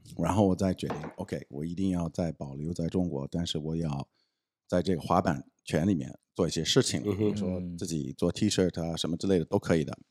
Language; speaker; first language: Chinese; non-native, fluent; English